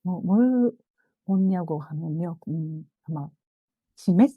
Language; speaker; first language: Korean; non-native, fluent; Japanese